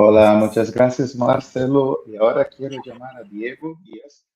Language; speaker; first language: Spanish; non-native, fluent; Portuguese